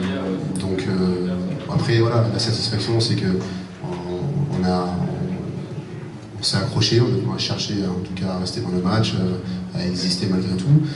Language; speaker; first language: French; native; French